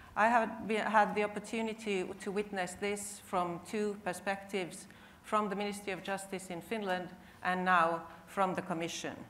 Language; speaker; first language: English; non-native, fluent; Finnish